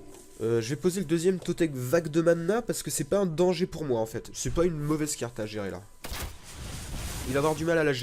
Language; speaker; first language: French; native; French